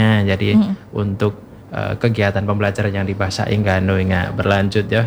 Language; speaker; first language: Indonesian; non-native, local second language; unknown